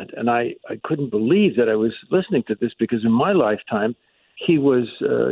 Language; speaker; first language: English; native; English